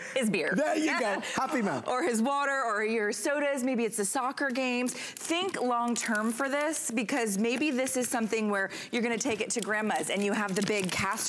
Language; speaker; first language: English; native; English